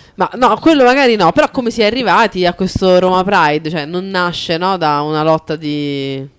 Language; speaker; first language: Italian; native; Italian